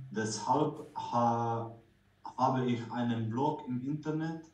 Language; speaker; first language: German; non-native, learner; Croatian